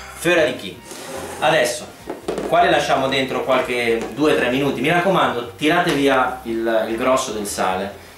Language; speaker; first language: Italian; native; Italian